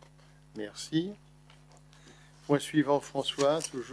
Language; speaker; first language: French; native; French